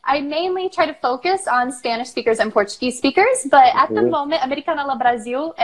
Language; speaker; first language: English; native; English